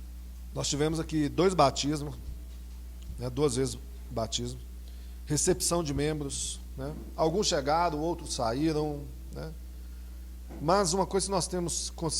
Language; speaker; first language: Portuguese; native; Portuguese